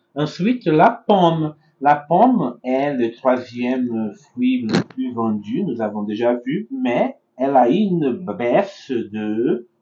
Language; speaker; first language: French; non-native, fluent; Portuguese